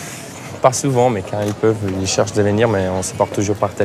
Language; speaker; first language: French; non-native, fluent; Italian